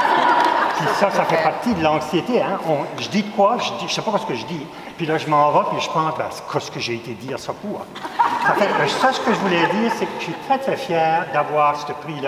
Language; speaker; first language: French; native; French